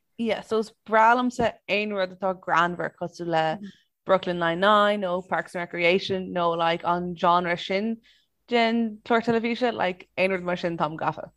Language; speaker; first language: Irish; non-native, local second language; English